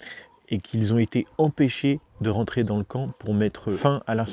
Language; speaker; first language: French; native; French